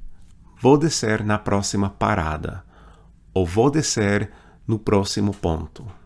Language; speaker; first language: Portuguese; non-native, fluent; English